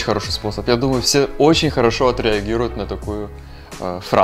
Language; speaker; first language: Russian; native; Russian